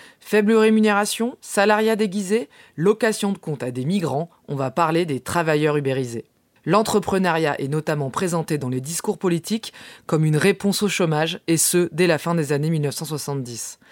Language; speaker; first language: French; native; French